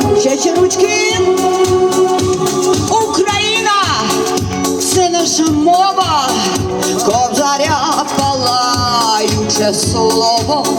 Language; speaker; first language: Ukrainian; native; Ukrainian